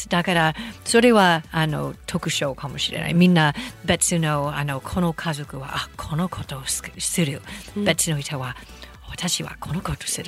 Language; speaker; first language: Japanese; non-native, fluent; English